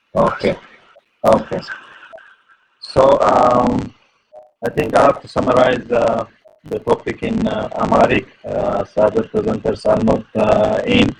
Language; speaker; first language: English; non-native, local second language; Amharic